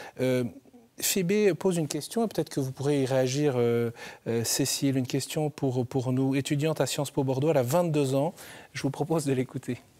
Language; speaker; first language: French; native; French